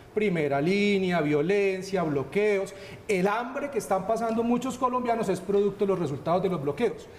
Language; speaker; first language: Spanish; native; Spanish